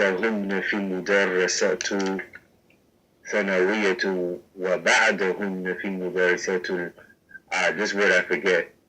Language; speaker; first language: Arabic; non-native, learner; English